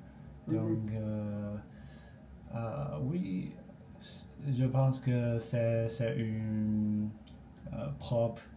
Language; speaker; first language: French; non-native, learner; Chinese